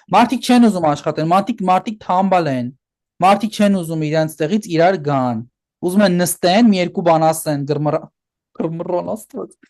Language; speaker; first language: Armenian; early bilingual, heritage; Armenian